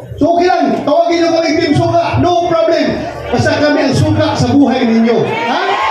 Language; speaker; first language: Filipino; non-native, local second language; Cebuano